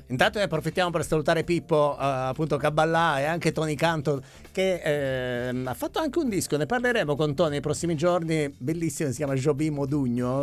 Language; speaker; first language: Italian; native; Italian